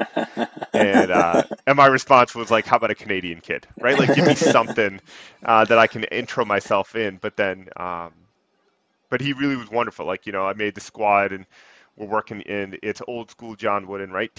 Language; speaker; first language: English; native; English